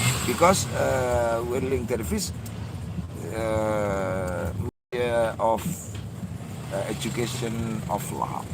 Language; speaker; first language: English; non-native, learner; Indonesian